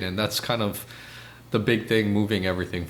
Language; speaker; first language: English; native; English